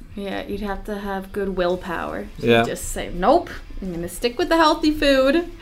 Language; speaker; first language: English; non-native, fluent; Romanian